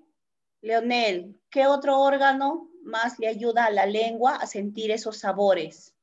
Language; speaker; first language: Spanish; native; Spanish